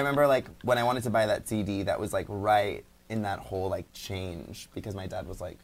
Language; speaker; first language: English; early bilingual, other home language; Spanish